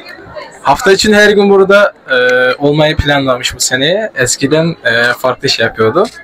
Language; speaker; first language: Turkish; non-native, fluent; Kyrgyz